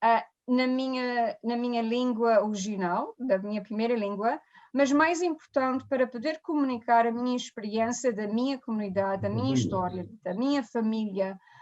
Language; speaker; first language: Portuguese; early bilingual, heritage; Portuguese